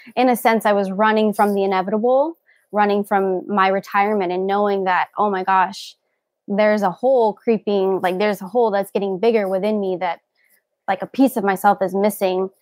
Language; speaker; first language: English; native; English